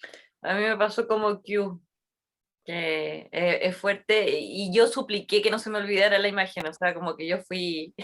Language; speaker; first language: Spanish; native; Spanish